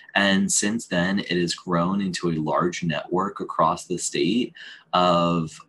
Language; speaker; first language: English; native; English